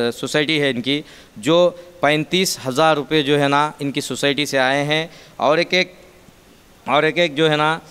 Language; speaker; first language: Hindi; non-native, local second language; Urdu